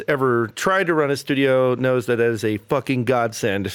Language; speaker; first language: English; native; English